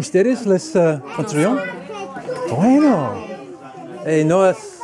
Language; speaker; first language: Spanish; non-native, learner; English